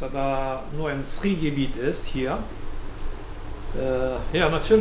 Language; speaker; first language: German; non-native, fluent; Turkish